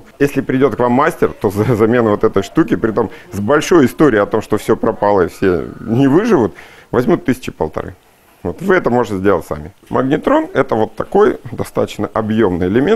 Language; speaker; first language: Russian; native; Russian